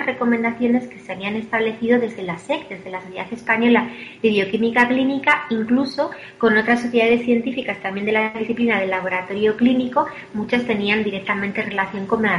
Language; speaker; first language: Spanish; native; Spanish